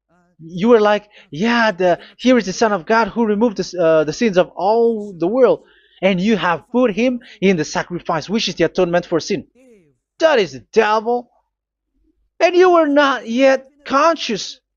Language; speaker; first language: English; non-native, fluent; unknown